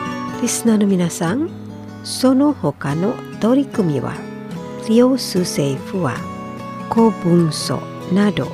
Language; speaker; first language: Japanese; non-native, fluent; Indonesian